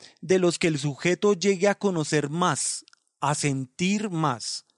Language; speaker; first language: Spanish; native; Spanish